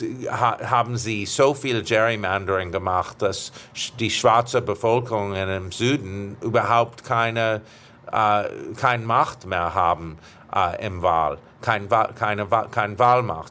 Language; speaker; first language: German; non-native, fluent; English